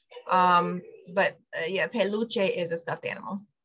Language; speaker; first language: English; native; English